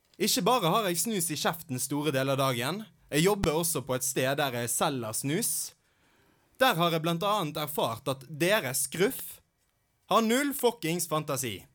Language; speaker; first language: Norwegian; native; Norwegian